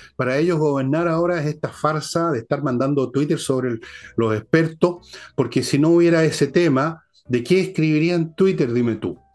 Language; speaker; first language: Spanish; native; Spanish